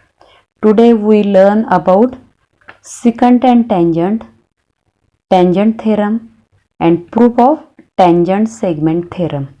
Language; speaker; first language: English; non-native, local second language; Marathi